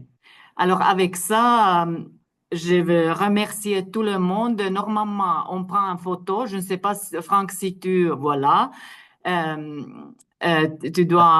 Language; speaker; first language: French; non-native, fluent; Finnish